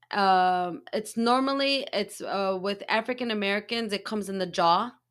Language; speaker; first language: English; early bilingual, other home language; Arabic